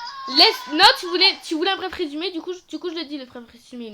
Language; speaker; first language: French; native; French